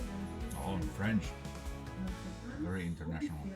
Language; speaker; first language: English; non-native, fluent; Finnish